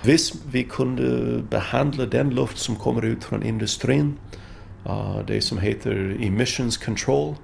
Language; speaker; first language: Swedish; non-native, fluent; English